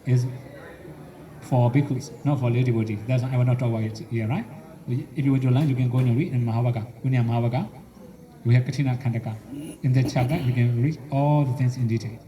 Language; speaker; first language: English; non-native, fluent; Burmese